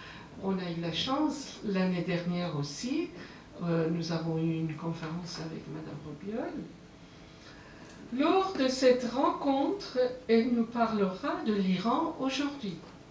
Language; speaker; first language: French; non-native, fluent; Persian